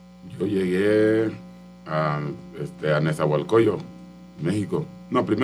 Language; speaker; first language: Spanish; non-native, local second language; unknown